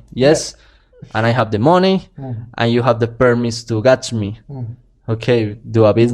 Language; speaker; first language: English; non-native, learner; Spanish